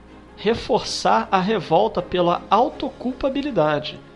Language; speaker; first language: Portuguese; native; Portuguese